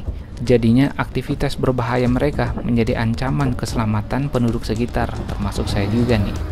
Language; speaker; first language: Indonesian; native; Indonesian